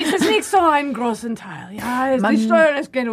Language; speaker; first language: German; non-native, learner; English